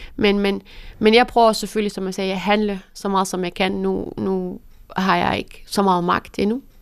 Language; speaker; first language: Danish; early bilingual, other home language; Persian